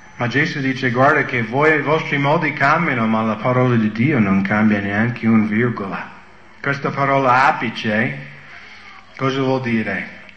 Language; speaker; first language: Italian; non-native, fluent; English